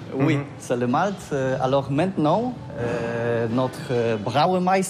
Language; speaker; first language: French; non-native, learner; Polish